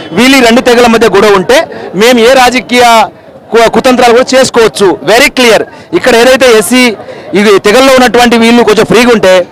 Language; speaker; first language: Telugu; non-native, local second language; Lambadi